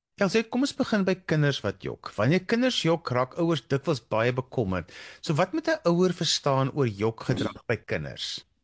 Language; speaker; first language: Afrikaans; native; Afrikaans